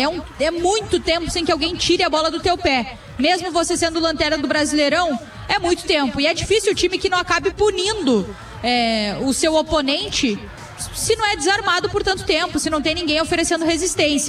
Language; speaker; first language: Portuguese; native; Portuguese